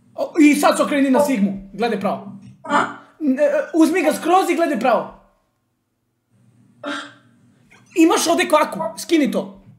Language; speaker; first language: Bosnian; native; Bosnian